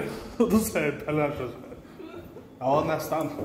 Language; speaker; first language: Swedish; native; Swedish